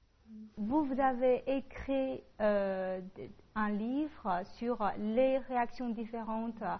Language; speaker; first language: French; non-native, fluent; Chinese